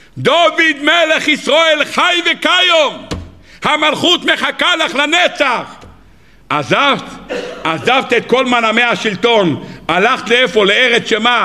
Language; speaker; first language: Hebrew; native; Hebrew